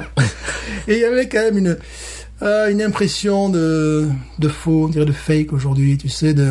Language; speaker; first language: French; native; French